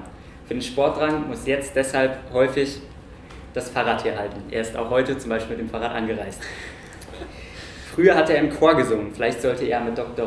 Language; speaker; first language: German; native; German